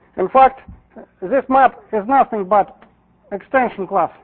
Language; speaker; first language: English; non-native, fluent; Russian